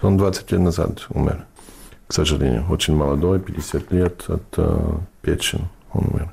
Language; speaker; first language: Russian; non-native, fluent; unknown